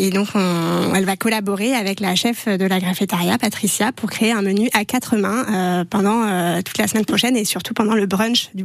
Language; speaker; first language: French; native; French